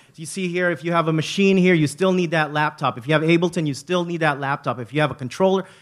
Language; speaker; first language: English; native; English